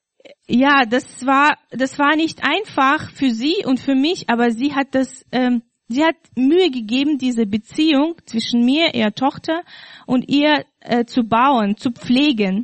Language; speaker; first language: German; non-native, fluent; Russian